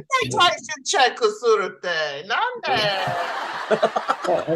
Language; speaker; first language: Japanese; non-native, learner; English